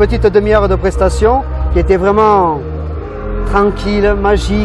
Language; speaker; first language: French; native; French